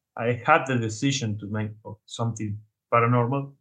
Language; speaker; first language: English; non-native, learner; Spanish